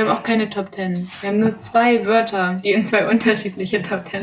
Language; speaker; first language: German; native; German